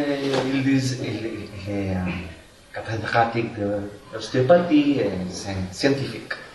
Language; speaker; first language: French; non-native, fluent; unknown